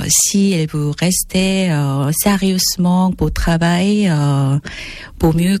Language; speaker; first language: French; non-native, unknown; Korean